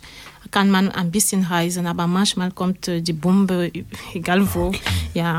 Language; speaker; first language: German; non-native, learner; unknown